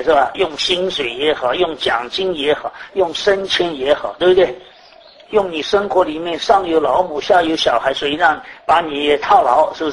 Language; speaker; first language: Chinese; native; Chinese